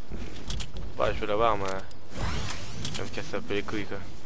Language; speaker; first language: French; native; French